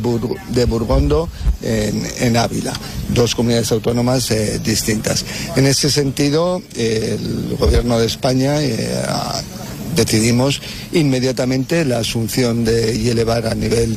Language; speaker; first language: Spanish; native; Spanish